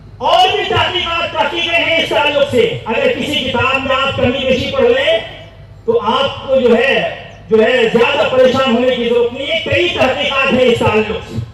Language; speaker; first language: Urdu; native; Urdu